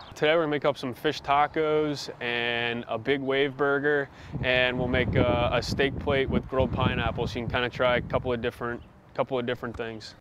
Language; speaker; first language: English; native; English